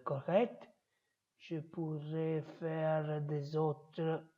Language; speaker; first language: French; non-native, learner; Italian